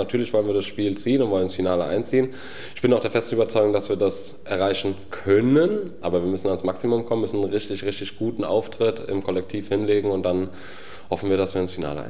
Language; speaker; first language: German; native; German